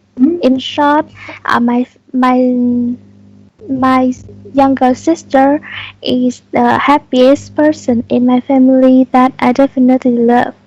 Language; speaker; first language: English; non-native, learner; Vietnamese